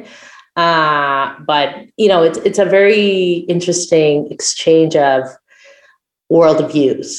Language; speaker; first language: English; non-native, fluent; Spanish